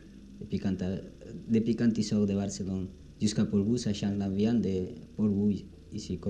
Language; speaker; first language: French; non-native, learner; Spanish